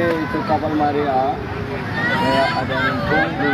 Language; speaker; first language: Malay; non-native, learner; Rohingya